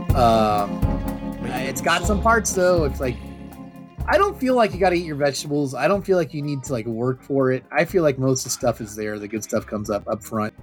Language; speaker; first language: English; native; English